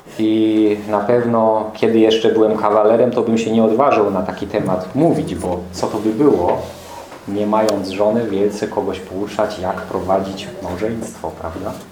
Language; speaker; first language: Polish; non-native, fluent; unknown